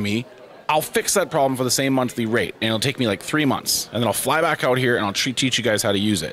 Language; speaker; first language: English; native; English